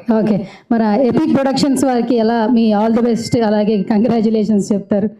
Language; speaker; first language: Telugu; native; Telugu